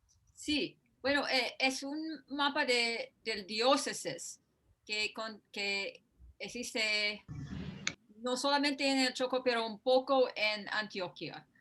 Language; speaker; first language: Spanish; non-native, fluent; English